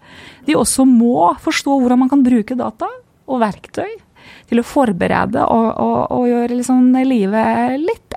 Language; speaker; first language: Norwegian; non-native, fluent; Lithuanian